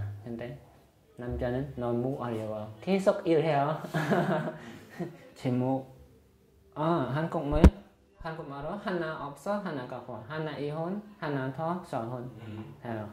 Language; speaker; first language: Korean; non-native, learner; Khmer